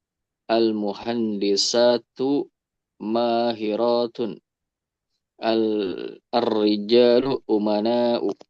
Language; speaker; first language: Arabic; non-native, learner; Indonesian